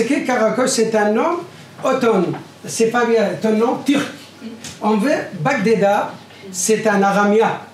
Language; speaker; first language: French; non-native, learner; Arabic